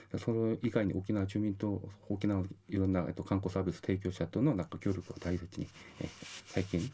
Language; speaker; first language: Japanese; non-native, fluent; Korean